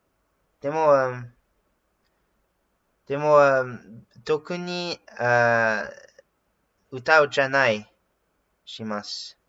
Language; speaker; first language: Japanese; non-native, learner; English